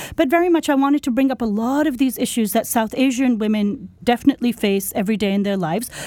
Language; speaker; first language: English; non-native, local second language; Urdu